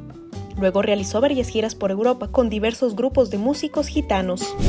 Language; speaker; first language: Spanish; native; Spanish